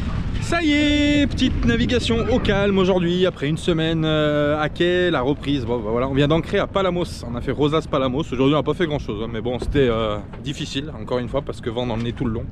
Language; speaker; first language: French; native; French